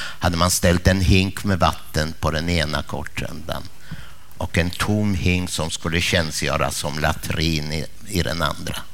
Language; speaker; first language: Swedish; early bilingual, other home language; Polish